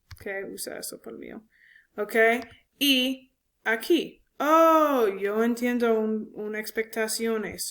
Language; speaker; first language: Spanish; non-native, learner; English